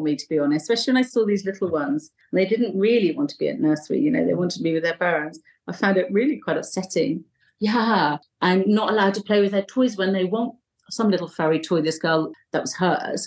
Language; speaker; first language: English; native; English